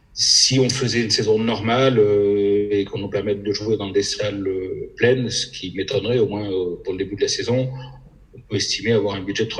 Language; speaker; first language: French; native; French